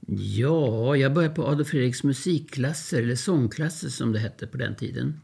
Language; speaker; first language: Swedish; early bilingual, other home language; German